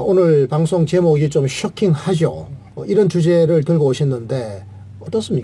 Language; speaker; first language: Korean; native; Korean